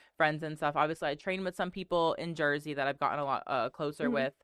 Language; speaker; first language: English; native; English